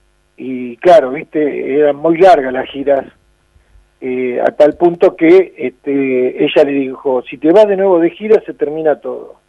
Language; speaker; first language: Spanish; native; Spanish